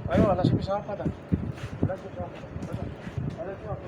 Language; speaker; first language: Arabic; non-native, learner; Filipino